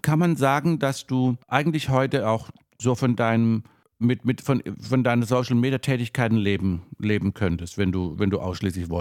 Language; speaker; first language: German; native; German